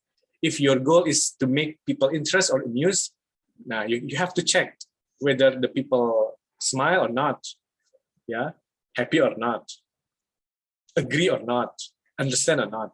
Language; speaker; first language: English; non-native, fluent; Indonesian